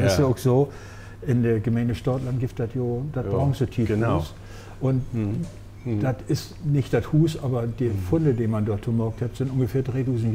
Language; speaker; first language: German; native; German